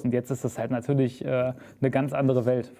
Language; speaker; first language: German; native; German